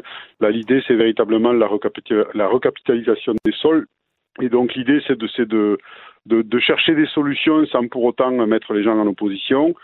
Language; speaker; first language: French; native; French